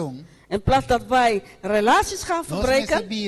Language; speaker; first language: Dutch; non-native, local second language; Papiamento